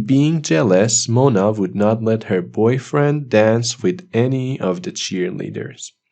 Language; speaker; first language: English; non-native, fluent; Persian